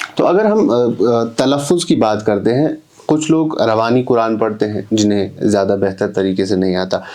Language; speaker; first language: Urdu; non-native, local second language; Kashmiri